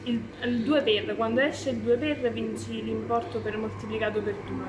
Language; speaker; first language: Italian; native; Italian